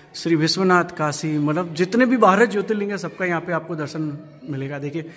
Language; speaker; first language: Hindi; non-native, local second language; Gujarati